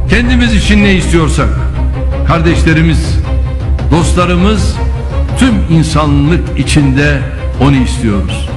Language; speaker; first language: Turkish; native; Turkish